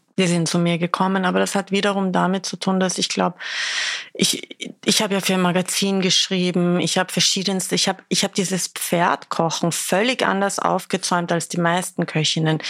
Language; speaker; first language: German; early bilingual, other home language; Persian